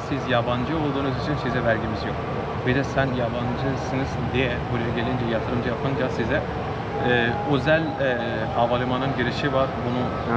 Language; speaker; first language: Turkish; non-native, fluent; Bangla